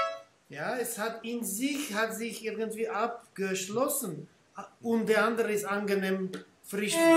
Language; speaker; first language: German; non-native, fluent; Armenian